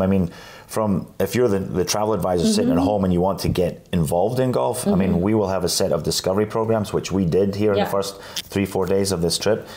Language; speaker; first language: English; native; English